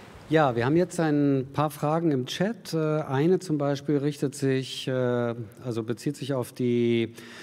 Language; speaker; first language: German; native; German